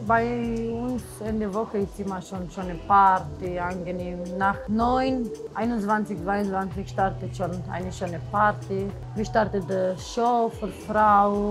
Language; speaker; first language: German; non-native, learner; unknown